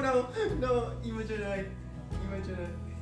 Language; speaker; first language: Japanese; non-native, learner; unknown